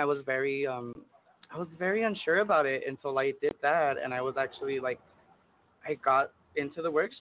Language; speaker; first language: English; native; English